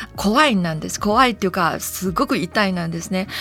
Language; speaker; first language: Japanese; non-native, fluent; Chinese